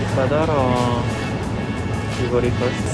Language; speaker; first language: Spanish; non-native, learner; French